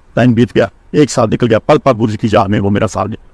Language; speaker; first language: Hindi; non-native, local second language; Punjabi